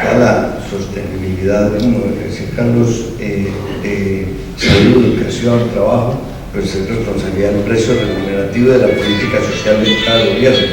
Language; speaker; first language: Spanish; native; Spanish